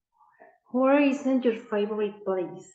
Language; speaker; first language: English; non-native, learner; Spanish